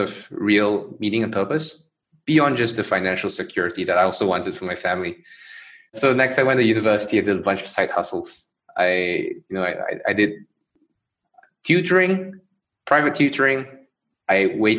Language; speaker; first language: English; non-native, local second language; Chinese